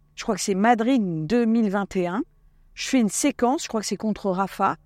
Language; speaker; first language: French; native; French